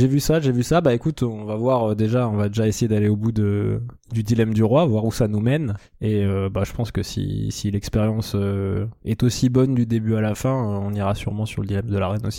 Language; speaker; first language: French; native; French